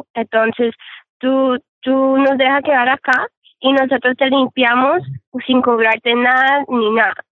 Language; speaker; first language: Spanish; early bilingual, heritage; Spanish